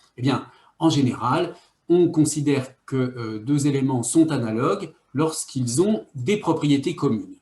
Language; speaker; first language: French; native; French